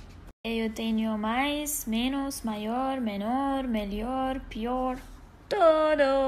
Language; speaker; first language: Portuguese; non-native, learner; Arabic